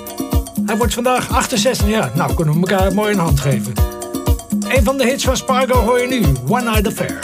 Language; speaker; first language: Dutch; native; Dutch